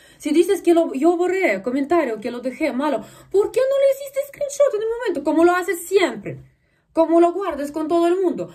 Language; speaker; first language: Spanish; non-native, fluent; Russian